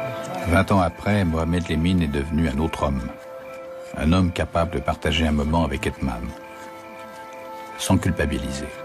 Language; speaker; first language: French; native; French